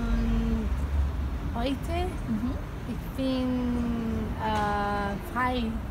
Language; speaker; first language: German; non-native, learner; Spanish